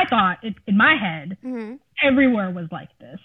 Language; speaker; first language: English; early bilingual, other home language; Spanish